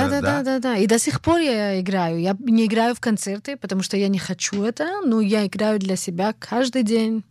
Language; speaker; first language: Russian; early bilingual, heritage; Hebrew